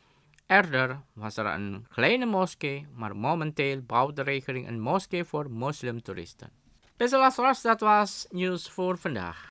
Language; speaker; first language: Dutch; non-native, fluent; Indonesian